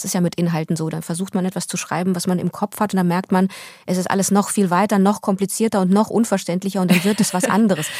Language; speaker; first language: German; early bilingual, other home language; Russian